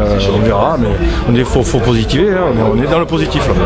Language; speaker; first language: French; native; French